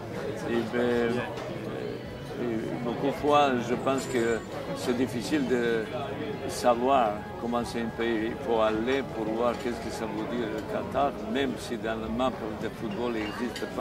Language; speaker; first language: French; non-native, fluent; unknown